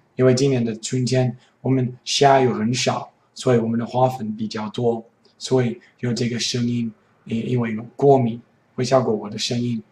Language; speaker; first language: Chinese; non-native, fluent; English